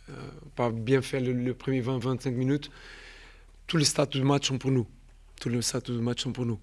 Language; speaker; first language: French; non-native, fluent; Portuguese